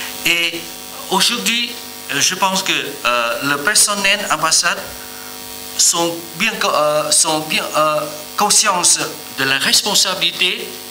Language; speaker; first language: French; non-native, learner; Vietnamese